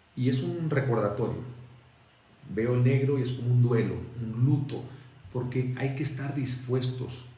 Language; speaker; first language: Spanish; native; Spanish